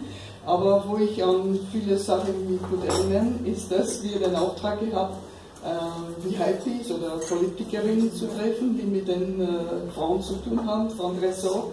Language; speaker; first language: German; non-native, fluent; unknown